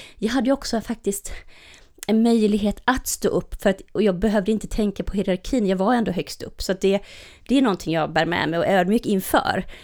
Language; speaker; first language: Swedish; native; Swedish